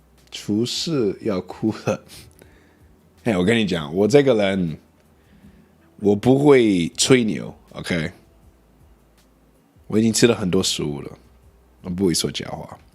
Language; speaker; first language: Chinese; non-native, learner; English